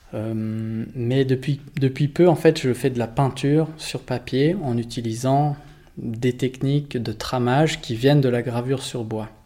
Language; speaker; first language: French; native; French